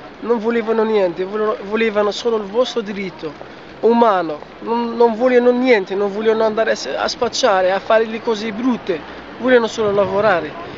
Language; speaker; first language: Italian; non-native, fluent; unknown